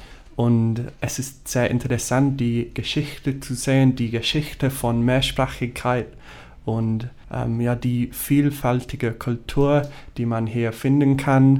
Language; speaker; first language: German; non-native, fluent; English